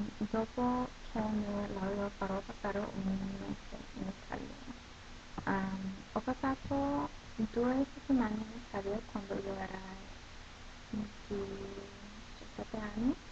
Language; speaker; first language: Italian; non-native, learner; English